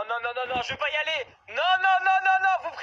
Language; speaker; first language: French; native; French